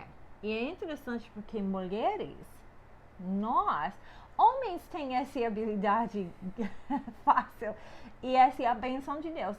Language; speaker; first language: Portuguese; non-native, fluent; English